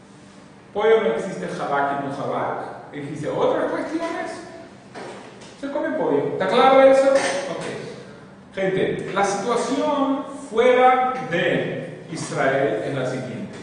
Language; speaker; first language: Spanish; non-native, fluent; Portuguese